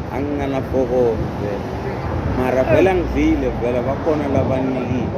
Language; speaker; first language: Zulu; non-native, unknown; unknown